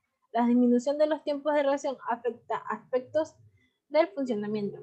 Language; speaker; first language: Spanish; native; Spanish